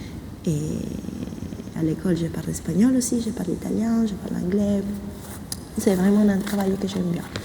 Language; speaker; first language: French; non-native, fluent; Italian